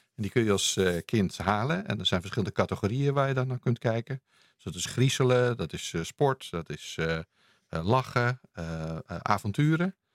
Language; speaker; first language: Dutch; native; Dutch